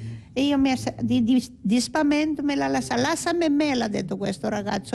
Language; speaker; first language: Italian; non-native, learner; Greek